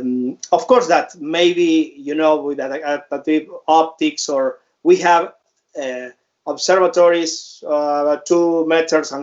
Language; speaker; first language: English; non-native, fluent; Spanish